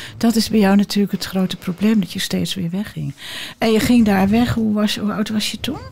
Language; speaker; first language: Dutch; native; Dutch